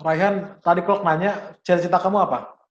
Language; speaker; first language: Indonesian; native; Indonesian